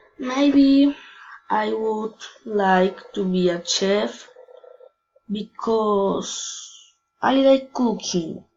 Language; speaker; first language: English; non-native, learner; Spanish